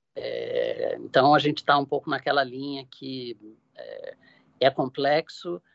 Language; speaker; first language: Portuguese; native; Portuguese